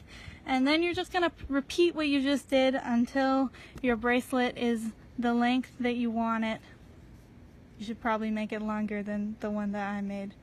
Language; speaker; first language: English; native; English